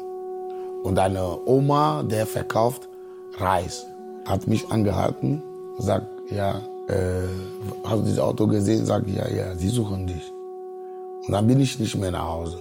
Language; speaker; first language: German; non-native, fluent; Ewe